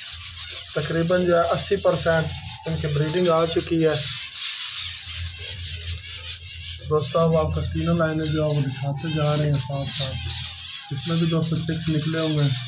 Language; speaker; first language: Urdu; non-native, local second language; Punjabi